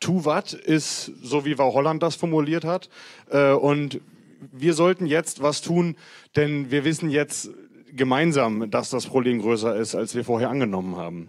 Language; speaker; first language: German; native; German